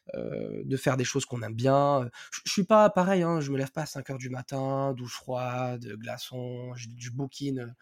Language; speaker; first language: French; non-native, local second language; Arabic